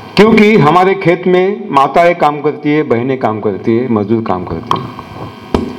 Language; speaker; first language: Hindi; non-native, local second language; Marathi